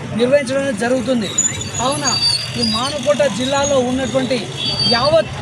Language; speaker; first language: Telugu; non-native, local second language; Lambadi